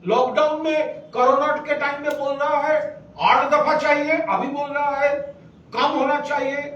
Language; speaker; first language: Hindi; non-native, local second language; Bangla